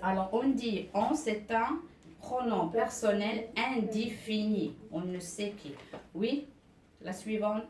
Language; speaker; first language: French; non-native, local second language; Arabic